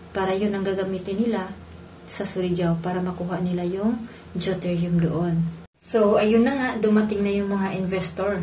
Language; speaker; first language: Filipino; non-native, local second language; Cebuano